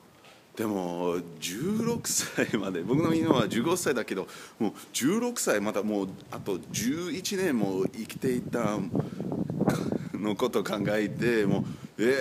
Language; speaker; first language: Japanese; non-native, learner; English